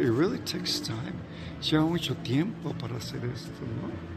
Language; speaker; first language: Spanish; native; Spanish